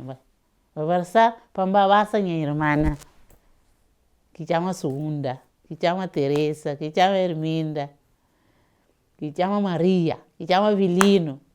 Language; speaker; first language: Portuguese; non-native, learner; Kabuverdianu